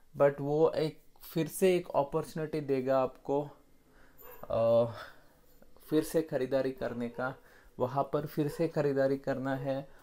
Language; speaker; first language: Hindi; non-native, local second language; Kannada